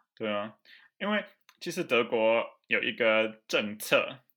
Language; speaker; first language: Chinese; non-native, fluent; German